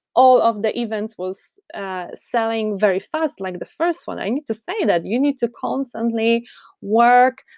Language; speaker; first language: English; non-native, fluent; Polish